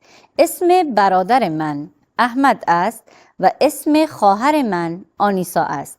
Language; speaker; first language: Persian; non-native, fluent; Urdu